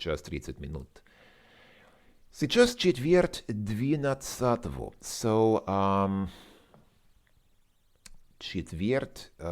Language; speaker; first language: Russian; non-native, fluent; English